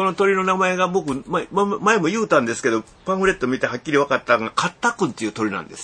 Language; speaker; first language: Japanese; native; Japanese